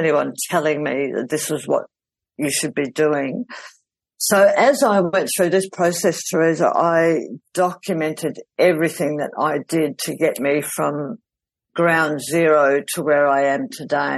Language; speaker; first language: English; native; English